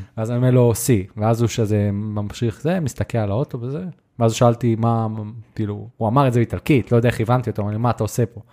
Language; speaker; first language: Hebrew; native; Hebrew